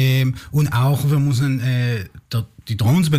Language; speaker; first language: German; non-native, learner; Hebrew